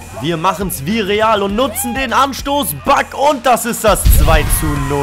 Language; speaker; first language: German; native; German